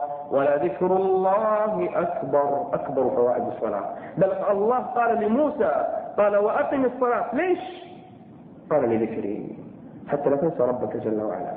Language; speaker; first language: Arabic; native; Arabic